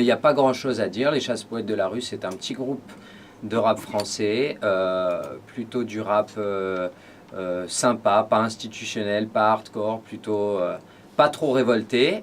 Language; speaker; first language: French; native; French